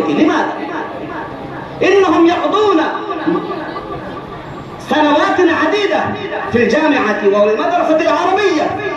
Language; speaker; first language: Arabic; non-native, fluent; Urdu